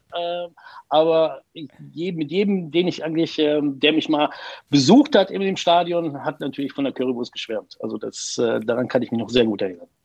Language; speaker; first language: German; early bilingual, other home language; Italian